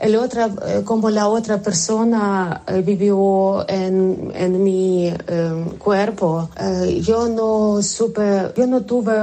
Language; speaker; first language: Spanish; non-native, learner; Ukrainian